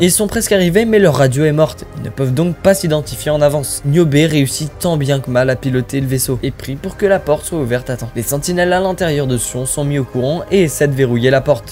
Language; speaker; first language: French; native; French